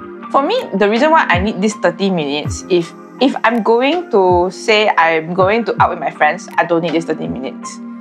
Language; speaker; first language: English; non-native, local second language; Chinese